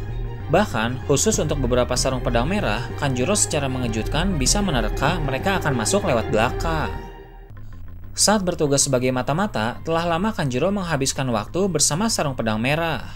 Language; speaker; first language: Indonesian; native; Indonesian